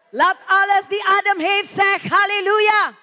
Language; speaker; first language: Dutch; non-native, learner; Indonesian